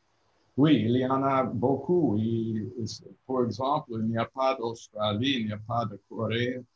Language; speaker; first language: French; non-native, learner; English